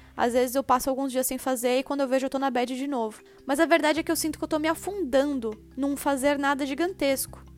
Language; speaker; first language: Portuguese; native; Portuguese